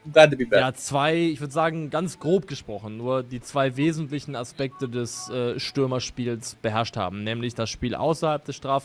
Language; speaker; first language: German; native; German